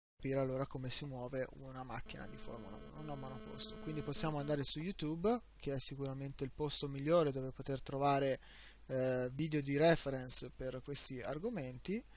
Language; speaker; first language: Italian; native; Italian